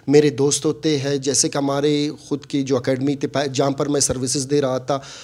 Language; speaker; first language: Urdu; non-native, local second language; Baluchi